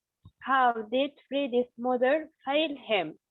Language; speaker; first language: English; non-native, learner; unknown